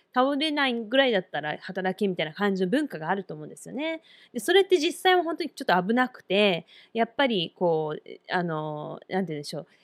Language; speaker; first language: Japanese; native; Japanese